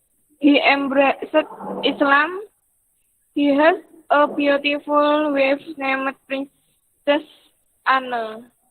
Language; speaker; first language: English; non-native, learner; Indonesian